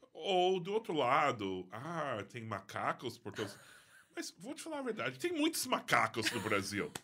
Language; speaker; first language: Portuguese; non-native, fluent; English